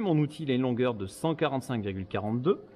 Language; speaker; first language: French; native; French